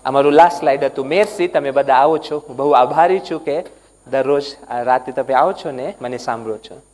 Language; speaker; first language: Gujarati; non-native, learner; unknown